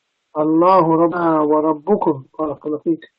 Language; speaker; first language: Arabic; non-native, fluent; English